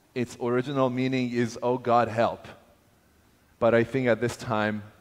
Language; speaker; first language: English; non-native, fluent; Persian